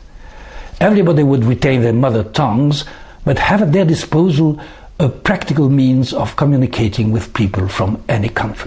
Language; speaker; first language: English; non-native, fluent; French